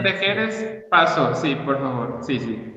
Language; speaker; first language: Spanish; non-native, learner; Portuguese